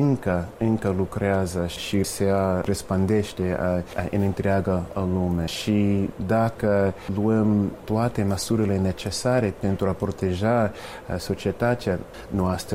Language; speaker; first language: Romanian; non-native, fluent; English